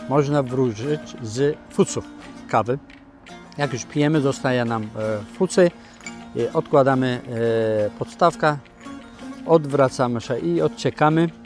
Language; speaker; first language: Polish; non-native, fluent; Turkish